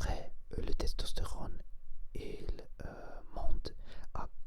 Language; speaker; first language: French; non-native, learner; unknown